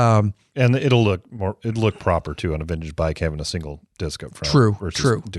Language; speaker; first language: English; native; English